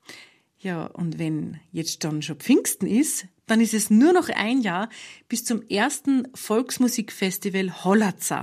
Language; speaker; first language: German; native; German